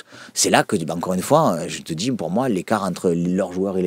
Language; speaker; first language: French; native; French